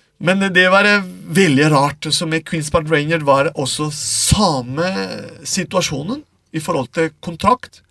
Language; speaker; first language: Norwegian; non-native, fluent; Spanish